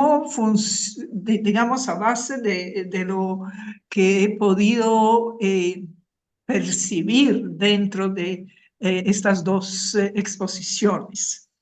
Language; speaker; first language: Spanish; non-native, fluent; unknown